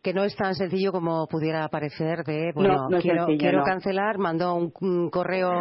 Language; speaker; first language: Spanish; native; Spanish